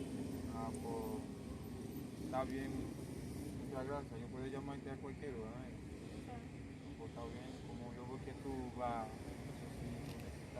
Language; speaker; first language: Spanish; non-native, local second language; Haitian Creole